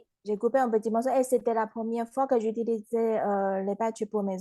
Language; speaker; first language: French; non-native, fluent; Chinese